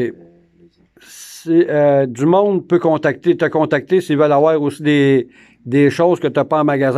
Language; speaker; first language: French; native; French